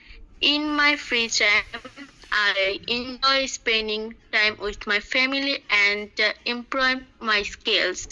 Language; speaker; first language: English; non-native, learner; Bangla